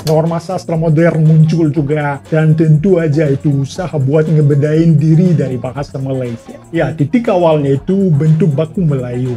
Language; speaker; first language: Indonesian; non-native, fluent; Russian